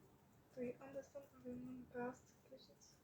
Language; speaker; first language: English; non-native, learner; French